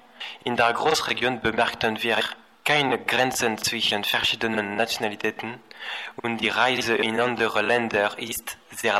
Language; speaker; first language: German; non-native, learner; French